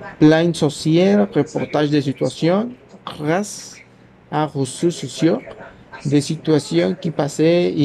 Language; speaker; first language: French; non-native, learner; Spanish